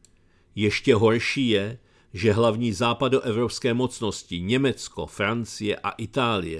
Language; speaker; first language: Czech; native; Czech